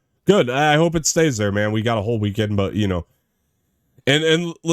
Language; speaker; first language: English; native; English